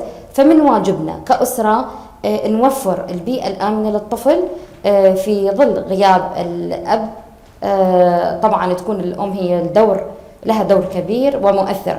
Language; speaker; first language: Arabic; native; Arabic